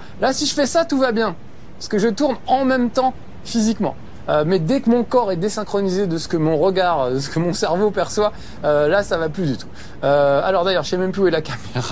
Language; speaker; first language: French; native; French